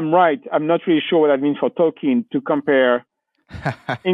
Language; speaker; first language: English; non-native, fluent; French